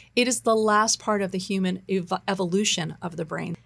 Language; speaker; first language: English; native; English